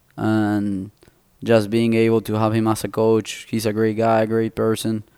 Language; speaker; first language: English; non-native, fluent; Spanish